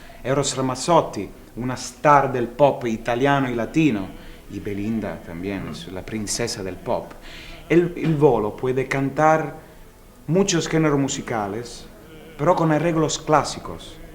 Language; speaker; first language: Spanish; non-native, learner; Italian